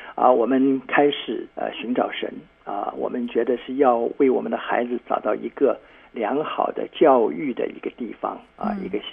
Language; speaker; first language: Chinese; native; Chinese